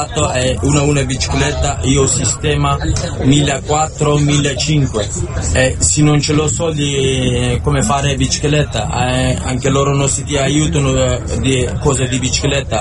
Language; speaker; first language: Italian; non-native, learner; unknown